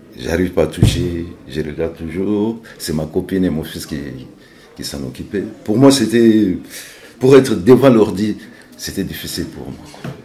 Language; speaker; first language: French; non-native, local second language; Lingala